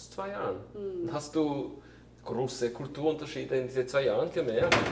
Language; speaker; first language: German; non-native, fluent; Korean